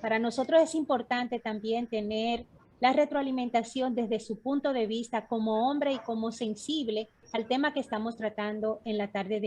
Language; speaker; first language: Spanish; native; Spanish